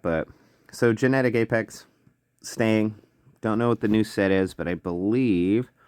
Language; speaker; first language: English; native; English